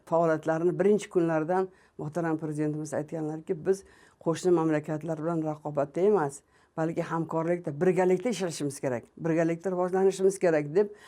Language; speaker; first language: Uzbek; non-native, local second language; Tajik